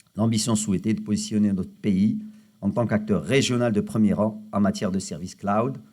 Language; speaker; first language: French; non-native, local second language; Arabic